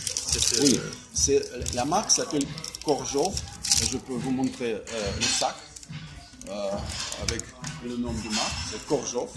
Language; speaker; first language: French; non-native, fluent; Russian